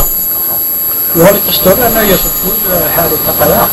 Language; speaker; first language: Swedish; native; Swedish